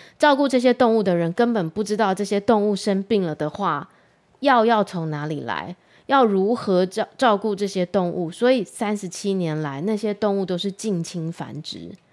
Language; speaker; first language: Chinese; native; Chinese